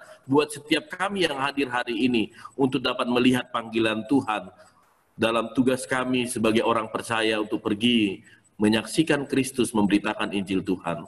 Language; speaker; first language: Indonesian; native; Indonesian